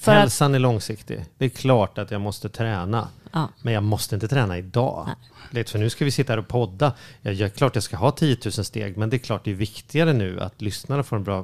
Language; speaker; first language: Swedish; native; Swedish